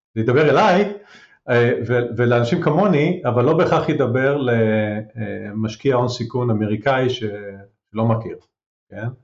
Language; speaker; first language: Hebrew; native; Hebrew